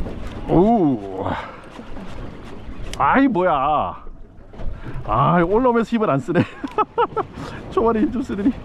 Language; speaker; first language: Korean; native; Korean